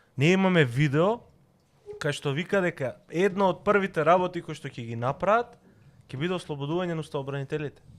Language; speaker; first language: Macedonian; native; Macedonian